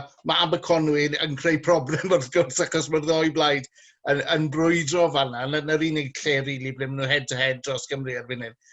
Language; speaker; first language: Welsh; native; Welsh